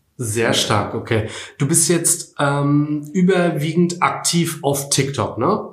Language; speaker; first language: German; native; German